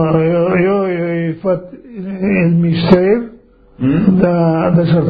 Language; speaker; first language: Italian; non-native, local second language; Friulian